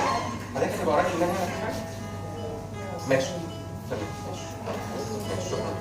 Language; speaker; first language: Arabic; native; Arabic